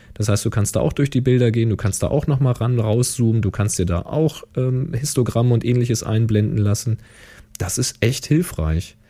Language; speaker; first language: German; native; German